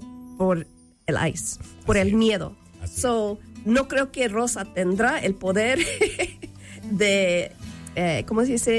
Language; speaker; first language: Spanish; early bilingual, heritage; Spanish